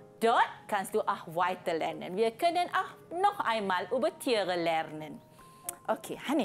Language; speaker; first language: German; non-native, fluent; Malay